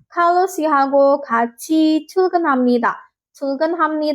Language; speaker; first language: Korean; non-native, learner; Indonesian